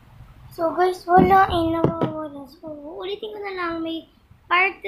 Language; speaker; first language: Filipino; native; Filipino